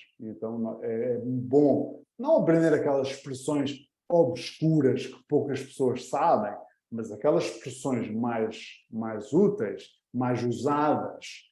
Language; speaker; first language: Portuguese; early bilingual, heritage; Portuguese